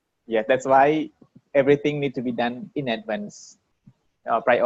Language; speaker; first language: English; non-native, learner; Vietnamese